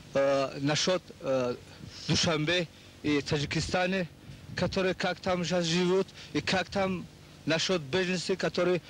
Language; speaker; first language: Russian; non-native, local second language; Tajik